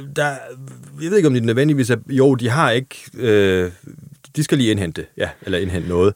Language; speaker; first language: Danish; non-native, fluent; German